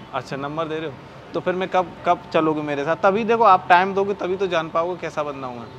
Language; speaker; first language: Hindi; native; Hindi